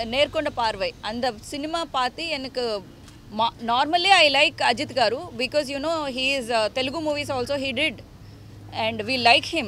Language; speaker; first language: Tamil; non-native, learner; Telugu